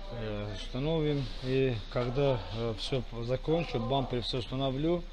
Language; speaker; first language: Russian; non-native, fluent; Azerbaijani